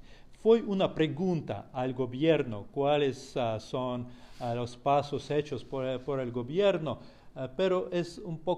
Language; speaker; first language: Spanish; non-native, fluent; Russian